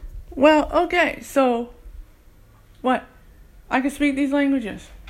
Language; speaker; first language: English; native; English